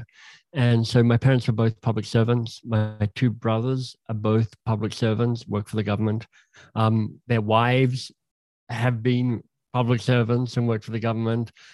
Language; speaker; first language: English; native; English